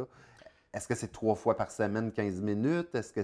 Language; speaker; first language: French; native; French